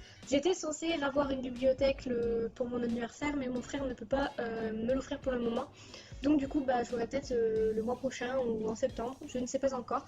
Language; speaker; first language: French; native; French